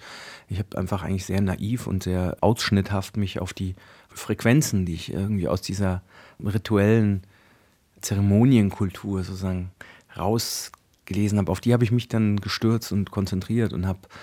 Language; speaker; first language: German; native; German